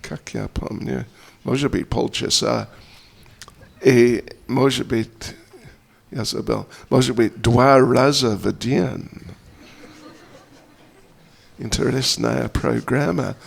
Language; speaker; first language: Russian; non-native, learner; English